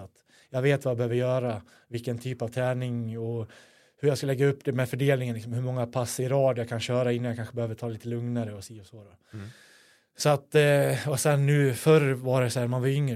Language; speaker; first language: Swedish; native; Swedish